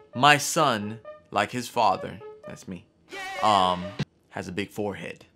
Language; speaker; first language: English; early bilingual, other home language; Spanish